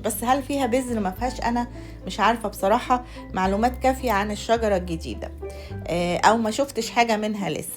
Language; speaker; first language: Arabic; native; Arabic